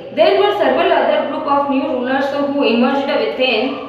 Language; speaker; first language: English; non-native, local second language; Hindi